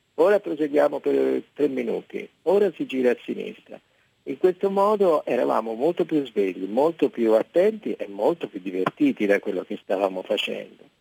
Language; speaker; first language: Italian; native; Italian